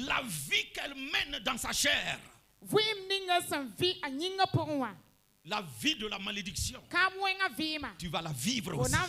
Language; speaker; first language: French; non-native, local second language; Mossi